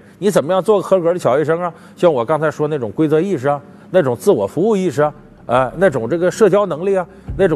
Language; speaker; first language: Chinese; native; Chinese